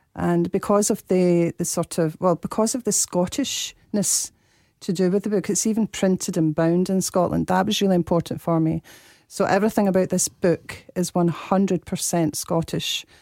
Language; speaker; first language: English; native; English